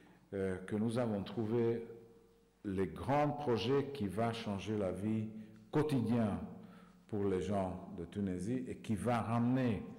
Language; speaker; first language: French; non-native, fluent; Hungarian